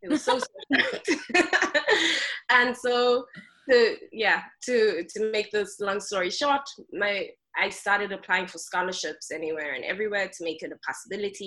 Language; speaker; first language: English; non-native, local second language; Xhosa